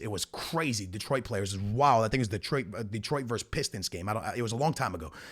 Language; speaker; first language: English; native; English